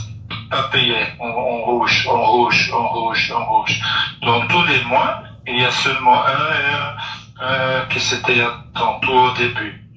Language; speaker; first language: French; non-native, learner; Dutch